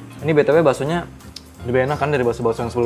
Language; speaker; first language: Indonesian; native; Indonesian